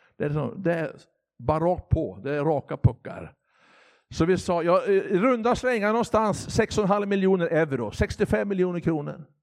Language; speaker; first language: Swedish; native; Swedish